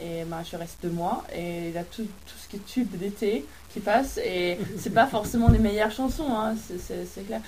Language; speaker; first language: French; non-native, fluent; Swedish